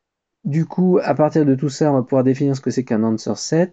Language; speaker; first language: French; native; French